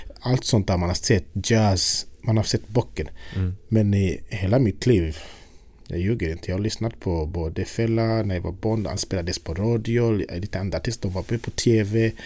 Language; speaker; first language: Swedish; non-native, fluent; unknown